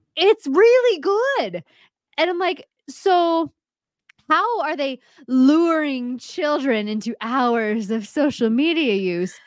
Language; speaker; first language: English; native; English